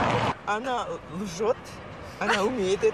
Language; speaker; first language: Russian; non-native, fluent; Japanese